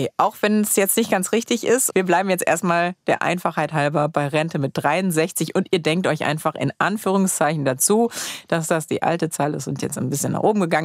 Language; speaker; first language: German; native; German